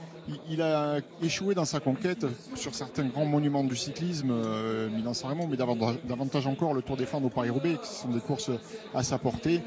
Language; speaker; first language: French; native; French